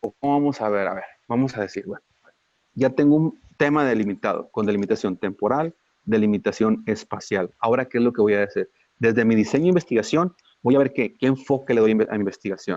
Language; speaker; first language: Spanish; native; Spanish